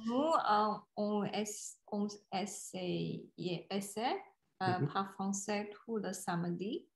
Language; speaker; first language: French; non-native, learner; Chinese